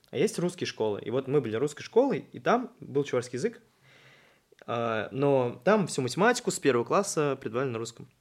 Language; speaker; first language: Russian; native; Russian